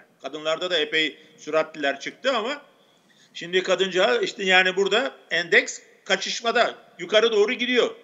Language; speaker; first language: Turkish; native; Turkish